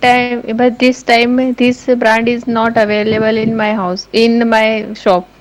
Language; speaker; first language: English; non-native, learner; Hindi